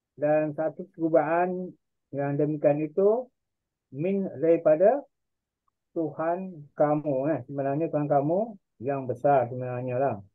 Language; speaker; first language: Malay; native; Malay